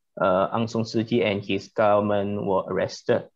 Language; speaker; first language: English; non-native, learner; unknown